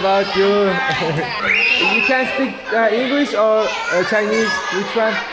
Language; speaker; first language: English; non-native, learner; Turkmen